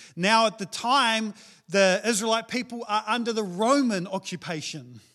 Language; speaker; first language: English; native; English